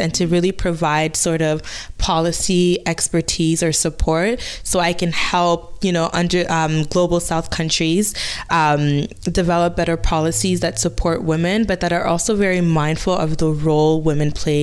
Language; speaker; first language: English; non-native, fluent; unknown